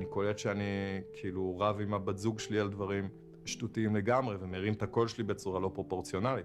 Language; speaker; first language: Hebrew; native; Hebrew